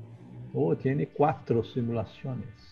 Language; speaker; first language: Spanish; non-native, learner; Portuguese